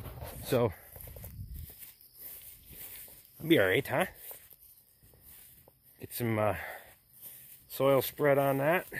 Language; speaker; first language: English; native; English